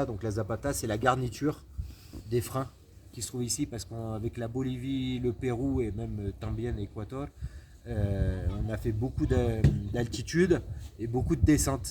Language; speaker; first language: French; native; French